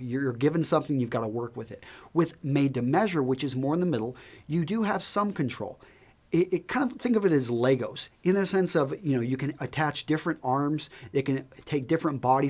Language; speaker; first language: English; native; English